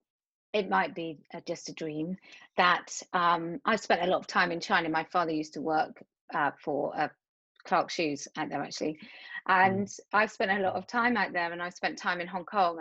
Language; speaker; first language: English; native; English